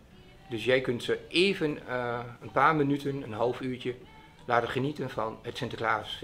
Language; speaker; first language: Dutch; native; Dutch